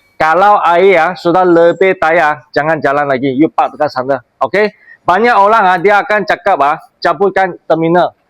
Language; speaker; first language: Malay; non-native, local second language; Chinese